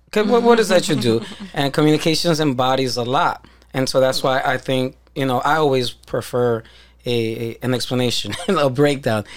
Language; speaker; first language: English; early bilingual, other home language; Spanish